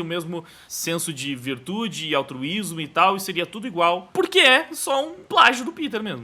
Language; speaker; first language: Portuguese; native; Portuguese